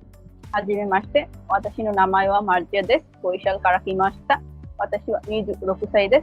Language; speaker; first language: Japanese; non-native, learner; Bangla